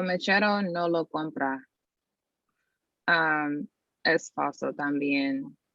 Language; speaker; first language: Spanish; non-native, learner; English